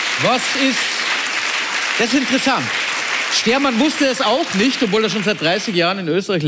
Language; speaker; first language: German; native; German